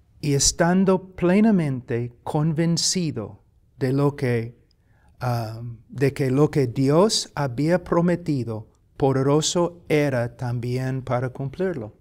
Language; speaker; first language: Spanish; non-native, fluent; English